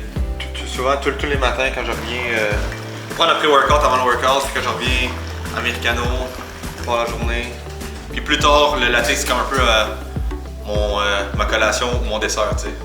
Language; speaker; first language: French; native; French